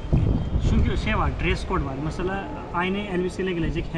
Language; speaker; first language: Turkish; non-native, fluent; Urdu